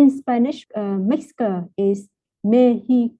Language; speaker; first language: English; non-native, fluent; Vietnamese